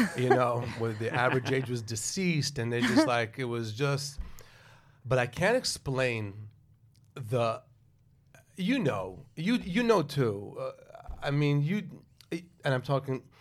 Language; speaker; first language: English; native; English